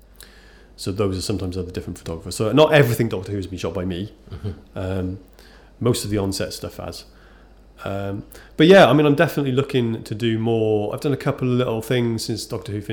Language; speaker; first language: English; native; English